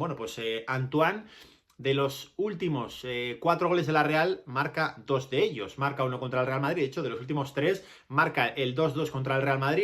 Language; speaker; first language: Spanish; native; Spanish